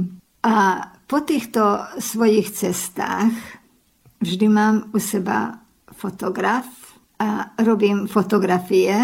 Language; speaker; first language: Slovak; early bilingual, heritage; Slovak